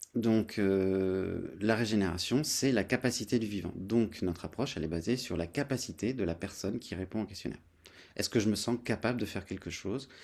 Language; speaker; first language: French; native; French